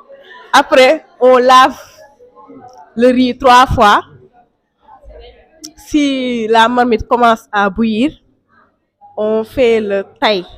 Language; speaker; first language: French; non-native, local second language; Wolof